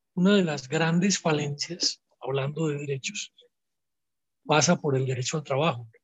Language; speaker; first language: Spanish; native; Spanish